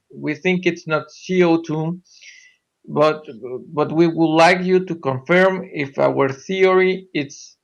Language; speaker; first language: English; non-native, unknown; Spanish